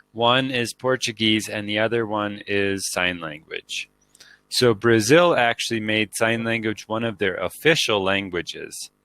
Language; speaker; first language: English; native; English